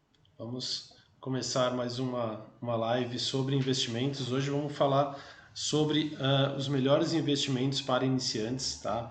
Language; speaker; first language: Portuguese; native; Portuguese